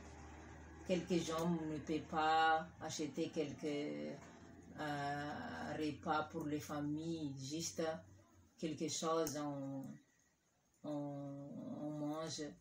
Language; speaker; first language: French; non-native, local second language; Malagasy